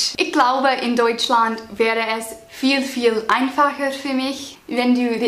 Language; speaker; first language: German; non-native, fluent; English